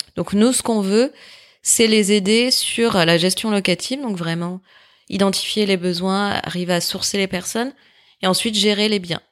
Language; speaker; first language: French; native; French